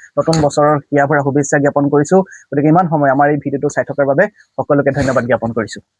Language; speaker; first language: Assamese; native; Assamese